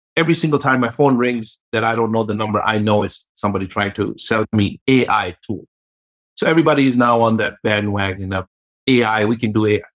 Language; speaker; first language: English; native; English